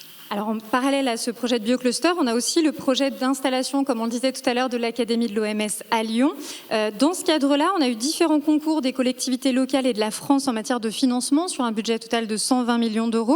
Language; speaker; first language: French; native; French